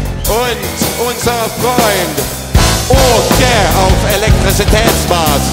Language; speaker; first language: German; non-native, fluent; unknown